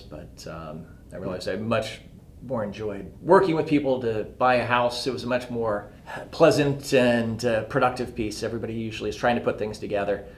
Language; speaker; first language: English; native; English